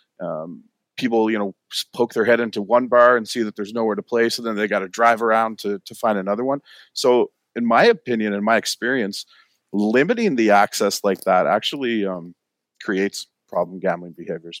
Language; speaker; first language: English; native; English